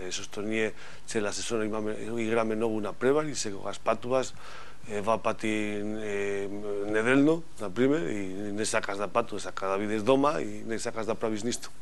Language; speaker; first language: Macedonian; non-native, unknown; Spanish